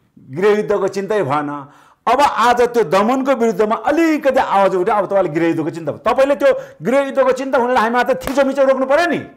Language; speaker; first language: Nepali; non-native, local second language; Sherpa